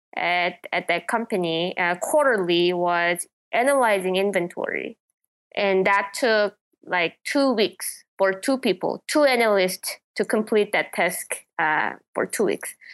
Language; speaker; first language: English; non-native, fluent; Korean